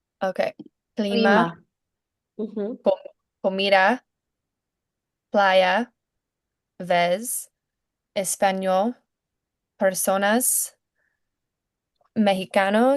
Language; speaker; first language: Spanish; non-native, learner; English